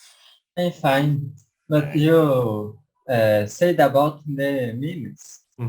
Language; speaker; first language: English; non-native, learner; Portuguese